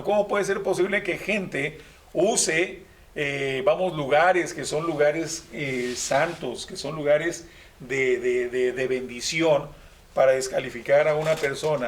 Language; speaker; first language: Spanish; native; Spanish